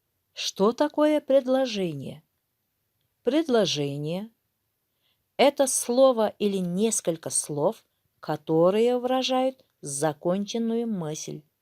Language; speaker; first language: Russian; non-native, local second language; Kyrgyz